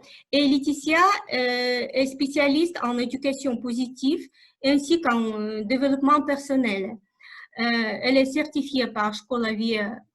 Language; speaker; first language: French; non-native, fluent; Russian